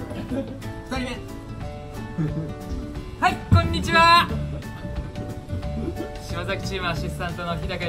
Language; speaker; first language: Japanese; native; Japanese